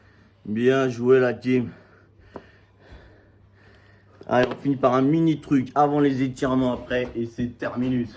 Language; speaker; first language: French; native; French